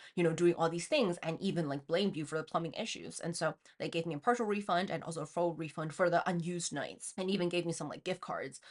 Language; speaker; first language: English; non-native, fluent; Chinese